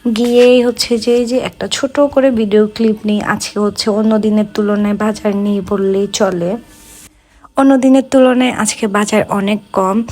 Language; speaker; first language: Bangla; non-native, local second language; Chakma